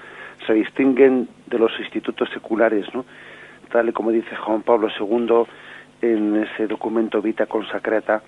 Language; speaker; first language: Spanish; native; Spanish